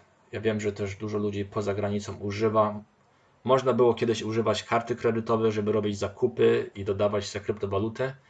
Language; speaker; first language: Polish; early bilingual, heritage; Polish